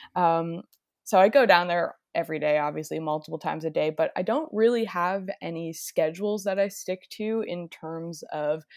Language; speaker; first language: English; native; English